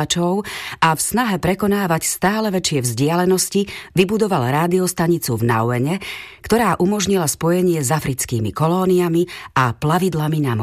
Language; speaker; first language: Slovak; native; Slovak